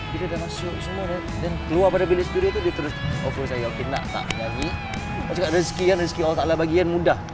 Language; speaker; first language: Malay; native; Malay